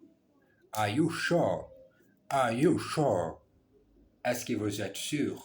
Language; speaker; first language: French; non-native, learner; English